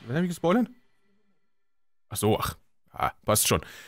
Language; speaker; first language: German; native; German